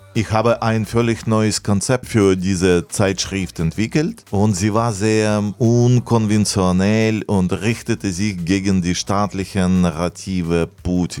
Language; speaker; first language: German; non-native, fluent; Russian